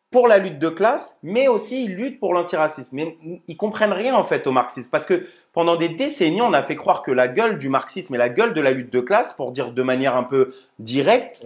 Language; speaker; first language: French; native; French